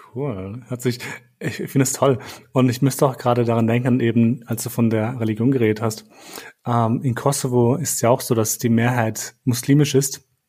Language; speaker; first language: German; early bilingual, other home language; Albanian